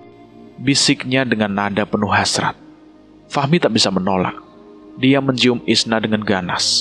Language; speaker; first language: Indonesian; native; Indonesian